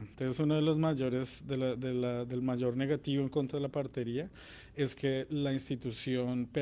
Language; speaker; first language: Spanish; native; Spanish